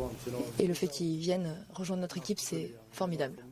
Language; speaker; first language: French; native; French